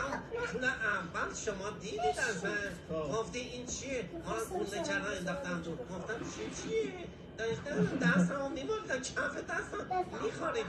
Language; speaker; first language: Persian; native; Persian